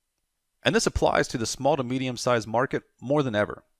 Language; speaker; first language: English; native; English